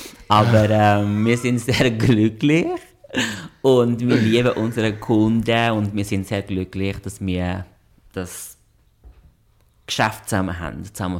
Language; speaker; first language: German; non-native, fluent; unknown